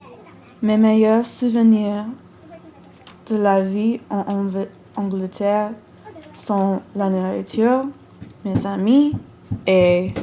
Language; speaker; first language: French; non-native, learner; English